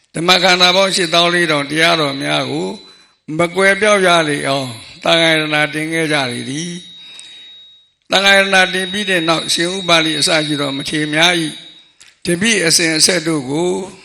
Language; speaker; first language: Burmese; non-native, local second language; Mon